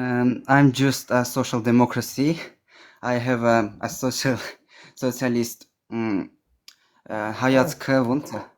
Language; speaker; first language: English; non-native, learner; Armenian